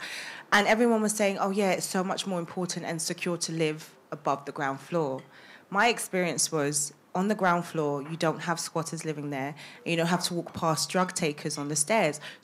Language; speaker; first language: English; native; English